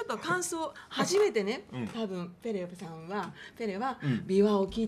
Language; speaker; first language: Japanese; native; Japanese